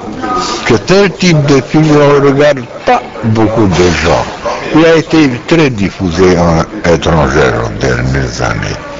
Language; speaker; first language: French; non-native, learner; Romanian